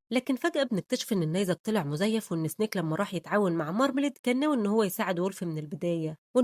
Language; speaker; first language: Arabic; native; Arabic